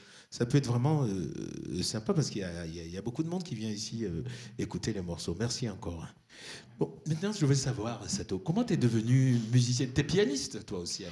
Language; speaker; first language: French; native; French